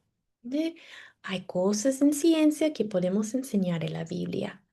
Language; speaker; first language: Spanish; non-native, fluent; English